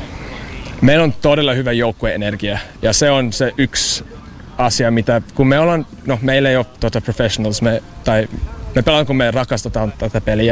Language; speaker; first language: Finnish; non-native, learner; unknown